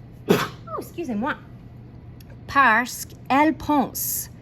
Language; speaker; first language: French; non-native, fluent; English